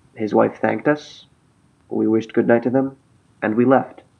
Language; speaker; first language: English; native; English